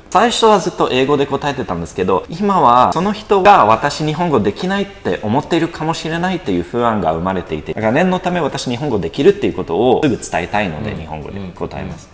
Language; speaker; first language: Japanese; non-native, fluent; French